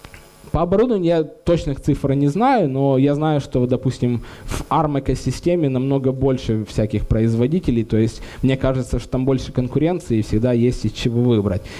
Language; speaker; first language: Russian; native; Russian